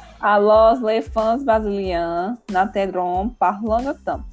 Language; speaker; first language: French; non-native, learner; Portuguese